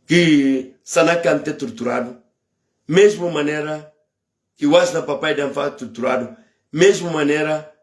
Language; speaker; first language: Portuguese; non-native, local second language; Upper Guinea Crioulo